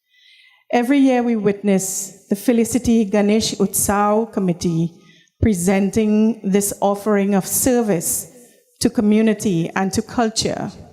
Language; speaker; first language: English; native; English